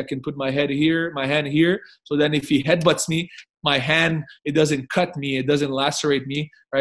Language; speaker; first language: English; non-native, fluent; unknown